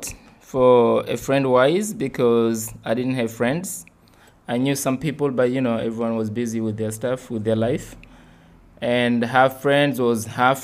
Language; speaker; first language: English; non-native, local second language; Swahili